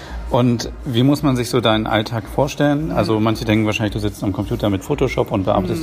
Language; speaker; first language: German; native; German